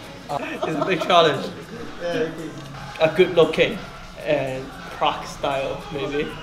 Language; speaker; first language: English; non-native, local second language; Cantonese